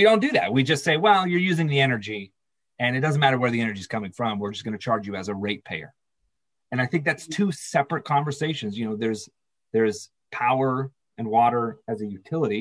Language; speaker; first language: English; native; English